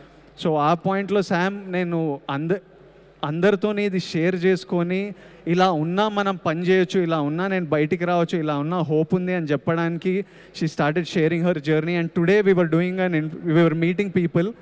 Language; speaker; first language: Telugu; native; Telugu